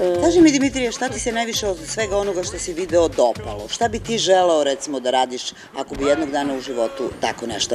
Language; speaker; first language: Serbian; native; Serbian